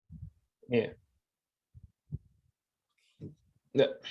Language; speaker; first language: English; non-native, fluent; Indonesian